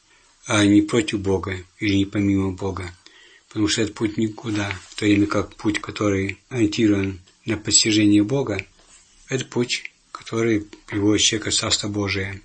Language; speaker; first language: Russian; native; Russian